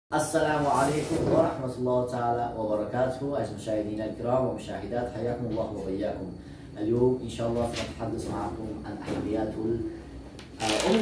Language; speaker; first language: Arabic; non-native, learner; Uzbek